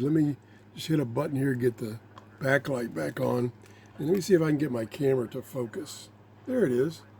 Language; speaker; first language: English; native; English